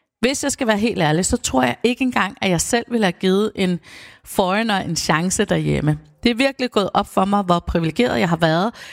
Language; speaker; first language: Danish; native; Danish